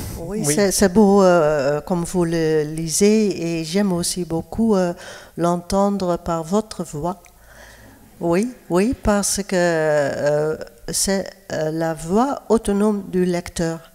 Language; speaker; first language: French; non-native, fluent; Dutch